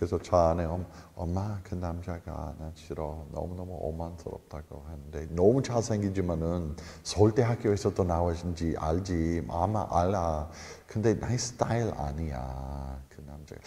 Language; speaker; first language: Korean; non-native, fluent; English